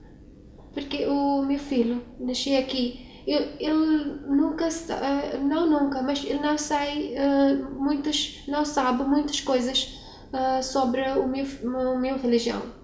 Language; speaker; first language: Portuguese; non-native, learner; Urdu